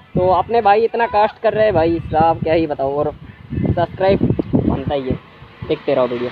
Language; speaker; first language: Hindi; non-native, local second language; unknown